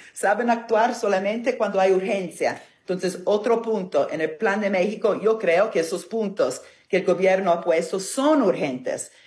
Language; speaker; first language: Spanish; non-native, fluent; Italian